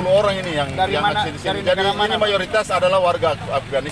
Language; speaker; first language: Malay; native; Malay